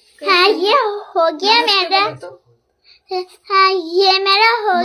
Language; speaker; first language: Hindi; non-native, local second language; Bangla